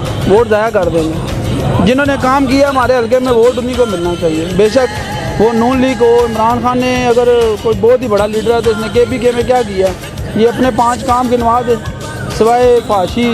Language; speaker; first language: Urdu; native; Urdu